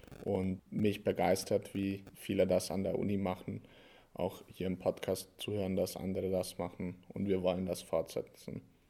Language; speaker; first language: German; non-native, fluent; Hungarian